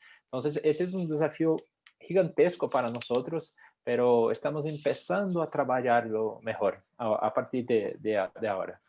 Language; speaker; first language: Spanish; non-native, fluent; Portuguese